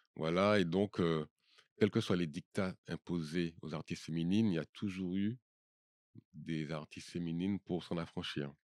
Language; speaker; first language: French; native; French